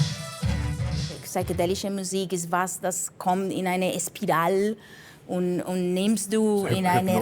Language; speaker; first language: German; non-native, fluent; Spanish